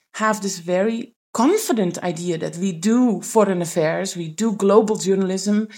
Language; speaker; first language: English; non-native, fluent; Dutch